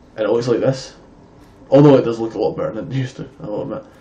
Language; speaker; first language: English; native; English